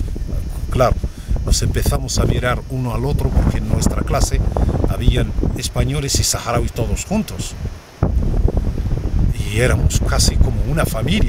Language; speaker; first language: Spanish; non-native, local second language; Arabic